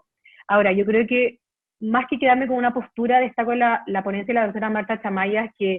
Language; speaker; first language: Spanish; native; Spanish